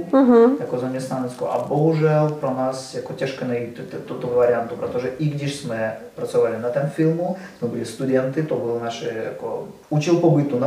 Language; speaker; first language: Czech; non-native, learner; Russian